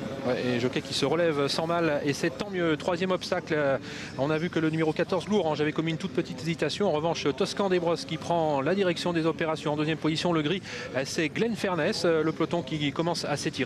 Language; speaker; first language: French; native; French